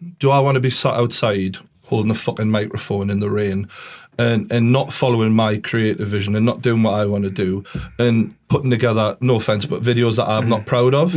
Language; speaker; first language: English; native; English